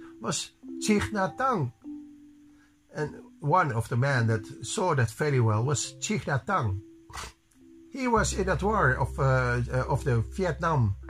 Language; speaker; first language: English; non-native, learner; Dutch